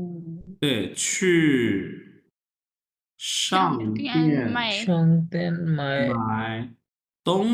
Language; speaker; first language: Chinese; non-native, fluent; Urdu